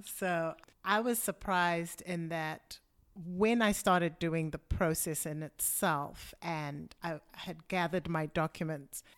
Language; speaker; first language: English; non-native, local second language; Shona